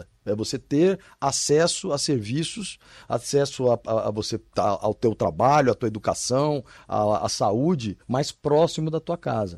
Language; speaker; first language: Portuguese; native; Portuguese